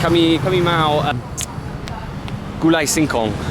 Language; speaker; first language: Indonesian; non-native, learner; English